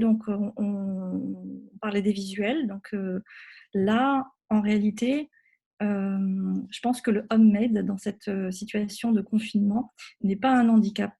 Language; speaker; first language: French; native; French